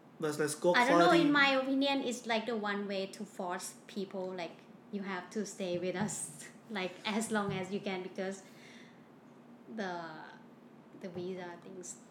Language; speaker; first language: English; non-native, learner; Thai